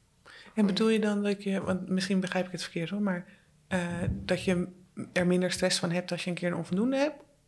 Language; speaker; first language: Dutch; native; Dutch